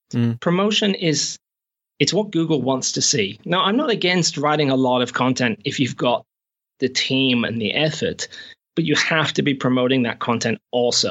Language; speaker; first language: English; native; English